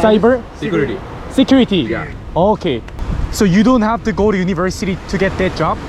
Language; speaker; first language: English; non-native, learner; Korean